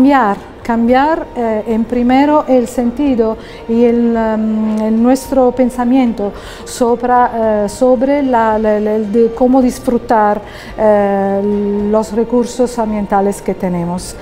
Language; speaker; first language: Spanish; non-native, fluent; Italian